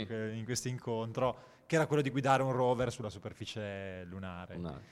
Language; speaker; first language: Italian; native; Italian